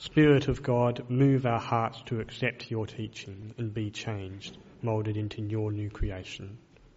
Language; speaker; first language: English; native; English